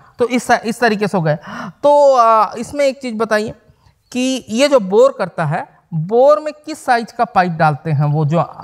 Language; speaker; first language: Hindi; native; Hindi